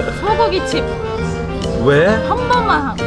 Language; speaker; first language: Korean; non-native, learner; Portuguese